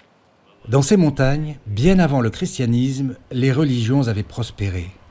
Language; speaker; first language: French; native; French